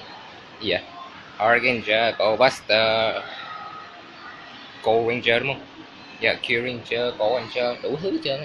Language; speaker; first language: Vietnamese; early bilingual, heritage; Vietnamese